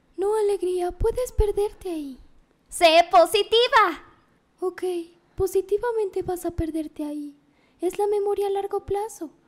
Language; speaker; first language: Spanish; native; Spanish